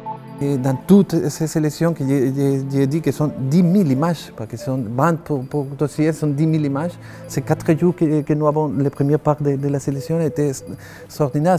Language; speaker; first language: French; non-native, learner; Spanish